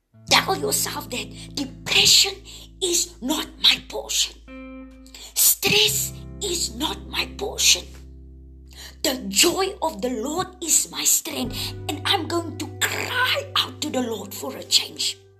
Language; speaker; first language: English; non-native, local second language; Afrikaans